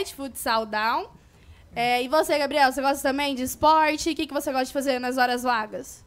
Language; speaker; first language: Portuguese; native; Portuguese